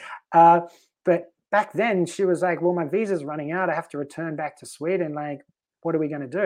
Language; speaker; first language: English; native; English